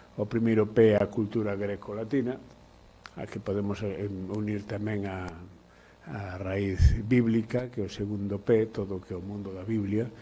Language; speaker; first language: Galician; native; Galician